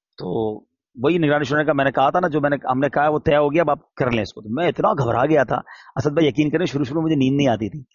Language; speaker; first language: Urdu; native; Urdu